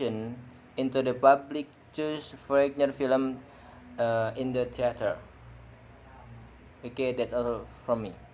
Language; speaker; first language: English; non-native, learner; Indonesian